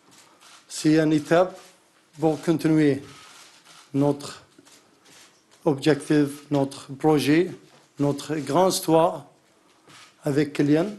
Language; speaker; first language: French; non-native, learner; Arabic